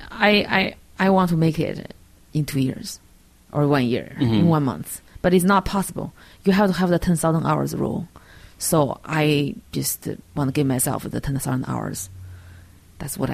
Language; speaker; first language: English; non-native, fluent; Chinese